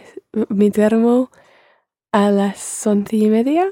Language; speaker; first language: Spanish; non-native, learner; English